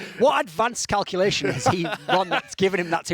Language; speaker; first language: English; native; English